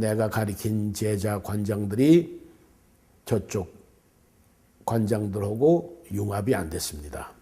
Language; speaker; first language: Korean; native; Korean